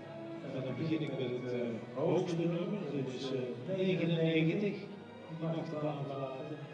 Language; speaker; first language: Dutch; native; Dutch